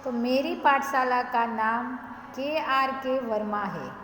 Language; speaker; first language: Hindi; non-native, local second language; Gujarati